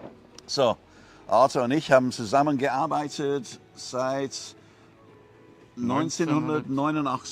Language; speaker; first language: German; non-native, learner; English